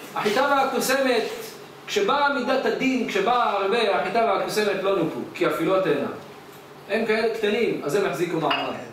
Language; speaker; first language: Hebrew; native; Hebrew